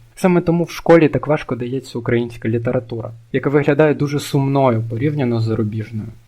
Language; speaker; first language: Ukrainian; non-native, local second language; Russian